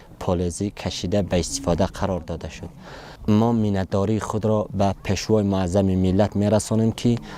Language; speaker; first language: Tajik; non-native, local second language; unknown